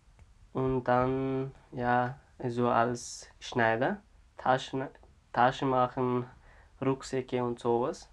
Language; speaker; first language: German; non-native, learner; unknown